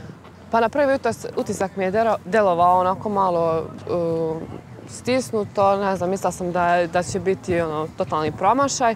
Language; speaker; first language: Serbian; native; Serbian